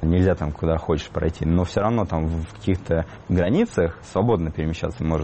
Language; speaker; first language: Russian; native; Russian